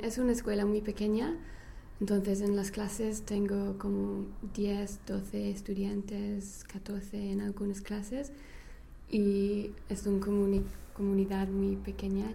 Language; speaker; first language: Spanish; non-native, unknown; English